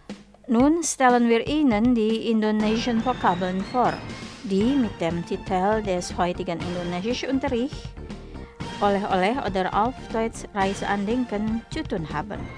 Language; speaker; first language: German; non-native, fluent; Indonesian